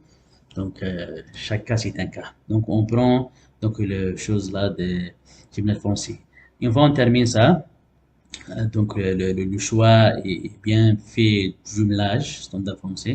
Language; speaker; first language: French; non-native, local second language; Arabic